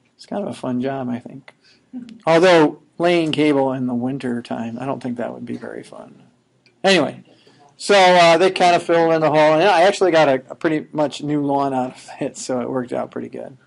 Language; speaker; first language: English; native; English